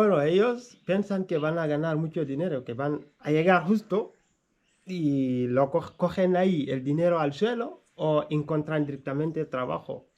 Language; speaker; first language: Spanish; non-native, fluent; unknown